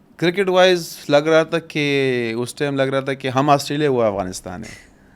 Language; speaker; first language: Urdu; non-native, fluent; Pashto